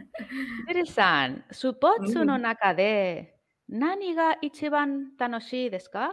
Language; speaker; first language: Japanese; non-native, fluent; Spanish